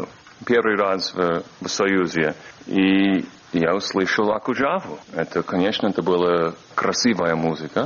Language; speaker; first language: Russian; non-native, learner; English